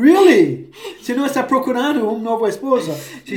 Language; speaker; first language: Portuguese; non-native, fluent; English